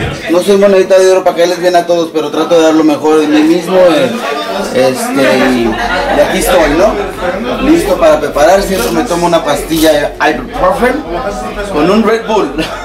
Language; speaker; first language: Spanish; early bilingual, heritage; Spanish